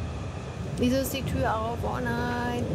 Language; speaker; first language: German; native; German